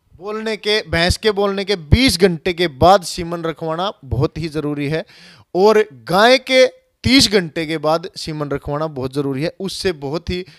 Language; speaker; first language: Hindi; native; Hindi